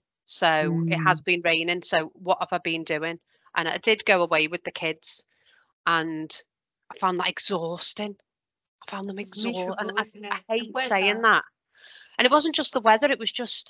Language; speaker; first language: English; native; English